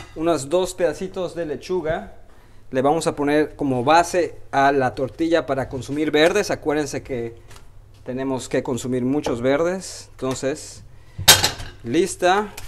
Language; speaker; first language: Spanish; early bilingual, heritage; Spanish